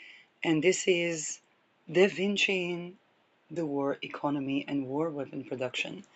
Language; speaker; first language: English; non-native, fluent; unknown